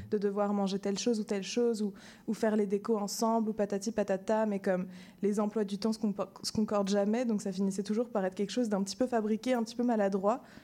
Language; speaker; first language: French; native; French